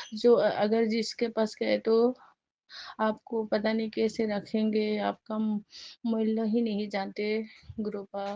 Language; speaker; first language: Hindi; non-native, local second language; Assamese